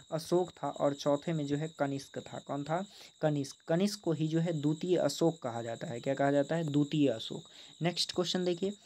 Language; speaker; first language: Hindi; native; Hindi